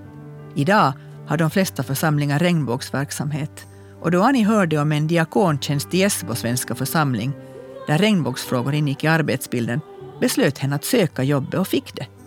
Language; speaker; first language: Swedish; native; Swedish